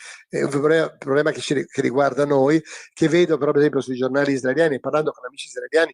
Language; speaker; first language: Italian; native; Italian